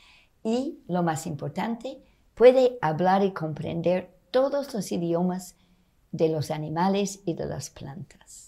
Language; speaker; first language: Spanish; non-native, fluent; English